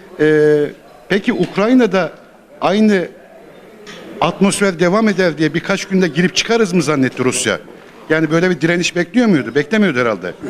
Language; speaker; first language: Turkish; native; Turkish